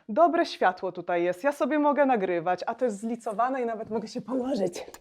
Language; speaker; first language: Polish; native; Polish